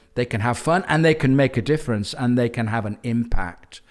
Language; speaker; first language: English; native; English